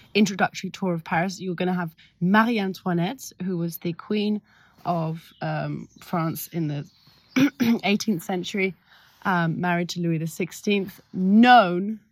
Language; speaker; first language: English; native; English